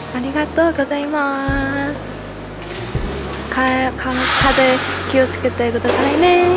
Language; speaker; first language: Japanese; non-native, learner; Korean